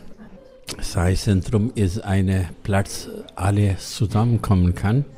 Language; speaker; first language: German; non-native, learner; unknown